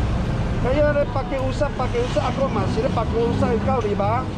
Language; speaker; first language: Filipino; non-native, learner; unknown